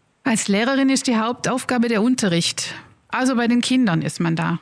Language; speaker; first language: German; native; German